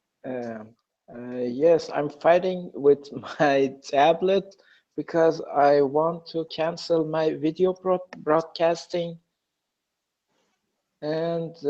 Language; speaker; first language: English; non-native, learner; Persian